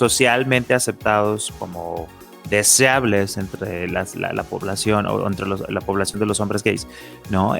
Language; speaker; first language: Spanish; native; Spanish